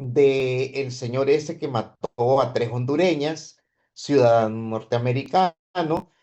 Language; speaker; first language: Spanish; native; Spanish